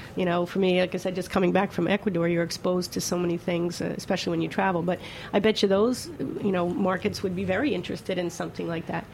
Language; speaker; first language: English; native; English